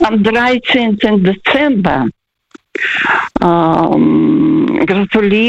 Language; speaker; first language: German; early bilingual, heritage; Russian